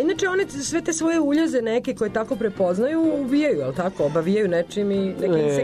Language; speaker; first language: Serbian; native; Serbian